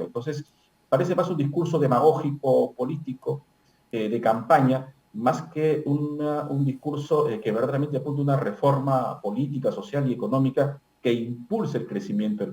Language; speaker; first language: Spanish; native; Spanish